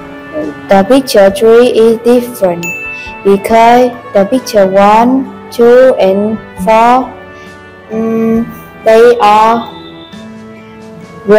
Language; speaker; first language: English; non-native, learner; Vietnamese